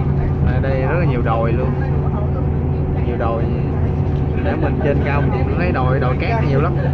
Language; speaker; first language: Vietnamese; native; Vietnamese